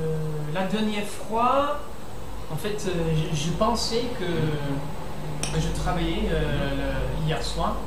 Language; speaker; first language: French; non-native, learner; English